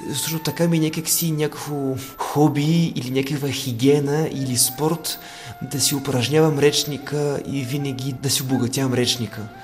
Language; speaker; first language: Bulgarian; non-native, fluent; French